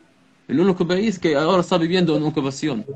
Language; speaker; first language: Spanish; non-native, learner; Arabic